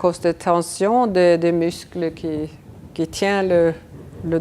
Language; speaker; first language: French; non-native, fluent; Swedish